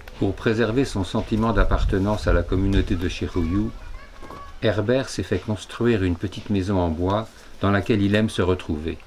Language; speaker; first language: French; native; French